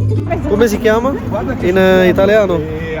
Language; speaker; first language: Italian; non-native, learner; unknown